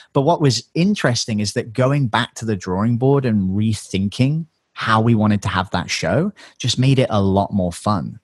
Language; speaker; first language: English; native; English